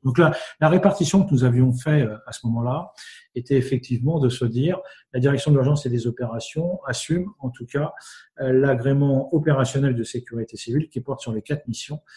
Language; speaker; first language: French; native; French